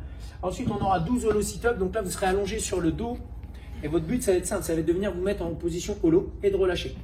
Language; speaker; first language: French; native; French